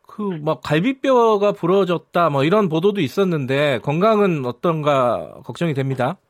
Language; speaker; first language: Korean; native; Korean